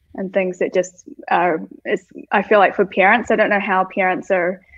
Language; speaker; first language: English; native; English